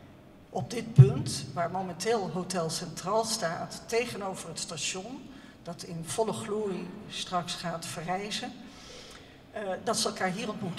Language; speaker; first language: Dutch; native; Dutch